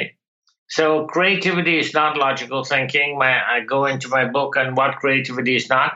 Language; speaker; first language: English; non-native, local second language; Bangla